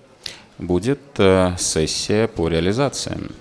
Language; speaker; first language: Russian; native; Russian